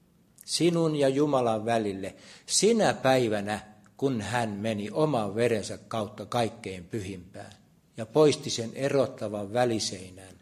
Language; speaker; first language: Finnish; native; Finnish